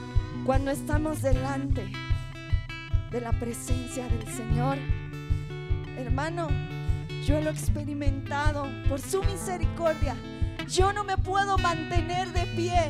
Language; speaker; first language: Spanish; native; Spanish